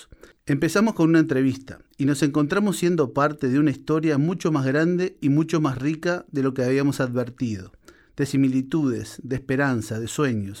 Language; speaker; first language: Spanish; native; Spanish